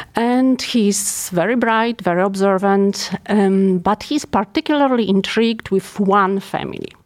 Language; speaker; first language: English; non-native, fluent; Polish